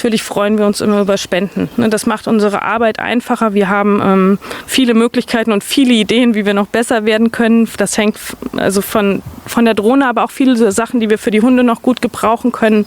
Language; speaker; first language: German; native; German